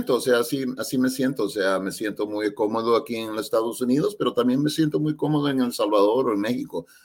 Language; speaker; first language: Spanish; early bilingual, heritage; Spanish